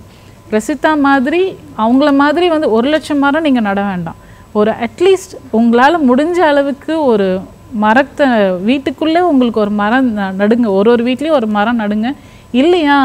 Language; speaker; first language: Tamil; native; Tamil